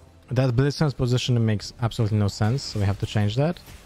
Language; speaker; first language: English; non-native, fluent; Polish